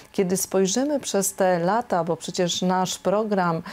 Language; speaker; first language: Polish; native; Polish